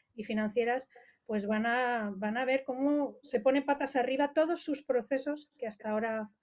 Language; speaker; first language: Spanish; native; Spanish